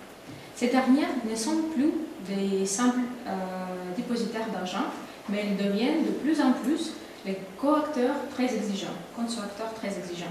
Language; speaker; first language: French; non-native, learner; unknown